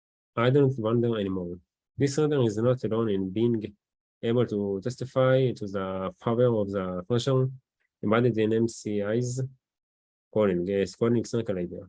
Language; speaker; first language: English; non-native, learner; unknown